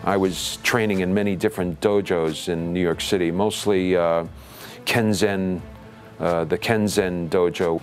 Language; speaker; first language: English; native; English